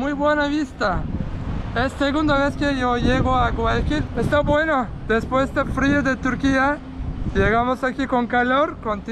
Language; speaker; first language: Spanish; non-native, learner; Turkish